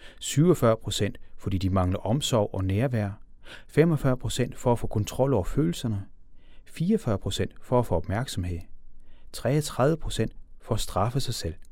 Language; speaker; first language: Danish; native; Danish